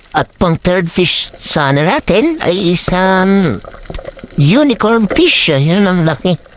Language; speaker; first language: Filipino; native; Filipino